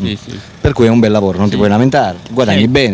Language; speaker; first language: Italian; native; Italian